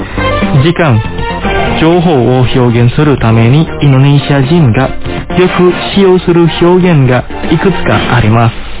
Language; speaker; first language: Japanese; non-native, fluent; Indonesian